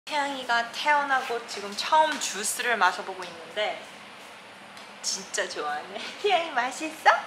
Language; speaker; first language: Korean; early bilingual, heritage; Korean